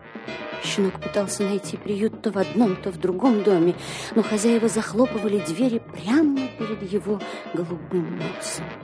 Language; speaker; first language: Russian; native; Russian